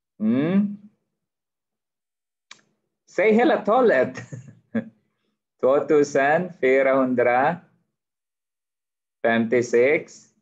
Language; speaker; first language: Swedish; non-native, fluent; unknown